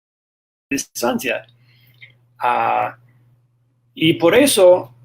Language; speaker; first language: Spanish; non-native, fluent; English